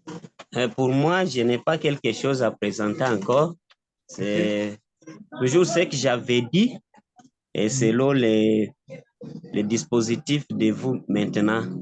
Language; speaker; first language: French; non-native, local second language; Swahili